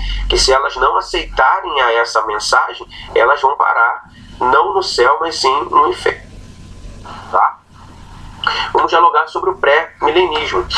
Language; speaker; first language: Portuguese; native; Portuguese